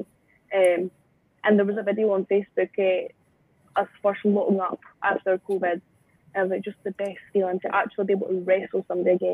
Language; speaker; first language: English; native; English